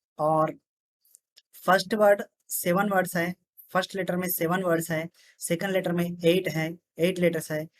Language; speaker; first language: Hindi; non-native, local second language; Telugu